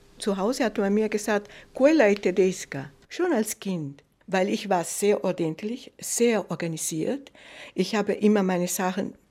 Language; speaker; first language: German; non-native, fluent; Italian